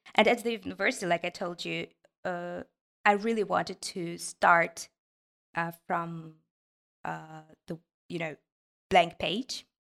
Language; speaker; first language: English; non-native, fluent; Ukrainian